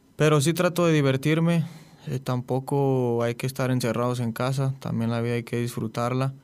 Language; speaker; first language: Spanish; native; Spanish